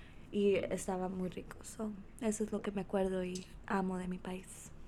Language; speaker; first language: Spanish; early bilingual, heritage; Spanish